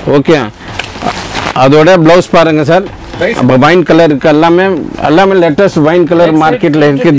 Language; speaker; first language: Tamil; non-native, local second language; Hindi